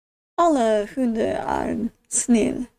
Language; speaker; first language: Norwegian; non-native, learner; English